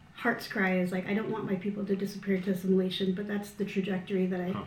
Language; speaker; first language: English; early bilingual, other home language; Filipino